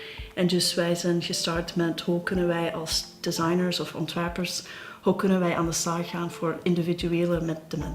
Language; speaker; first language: Dutch; non-native, fluent; English